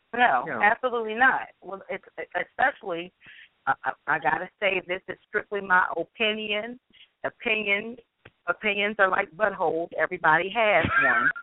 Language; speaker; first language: English; native; English